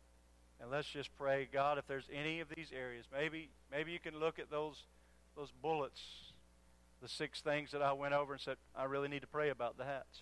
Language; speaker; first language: English; native; English